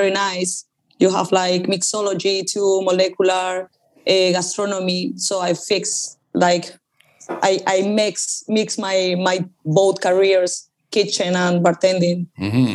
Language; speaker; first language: English; non-native, learner; Spanish